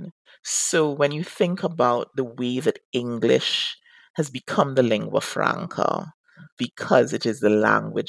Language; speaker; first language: English; native; English